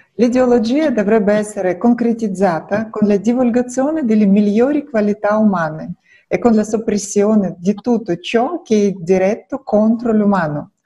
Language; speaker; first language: Italian; non-native, fluent; Russian